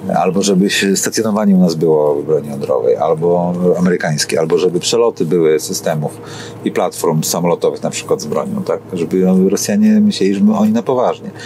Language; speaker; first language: Polish; native; Polish